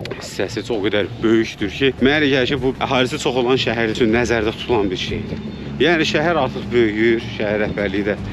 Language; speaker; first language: Azerbaijani; native; Azerbaijani